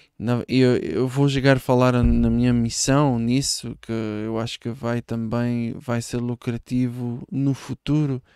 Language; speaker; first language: Portuguese; non-native, fluent; Hebrew